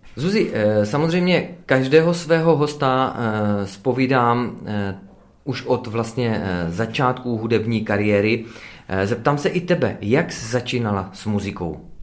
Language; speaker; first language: Czech; native; Czech